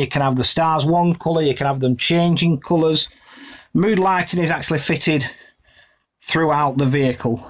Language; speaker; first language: English; native; English